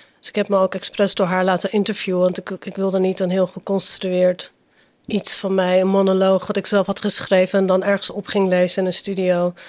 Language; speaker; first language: Dutch; early bilingual, other home language; Persian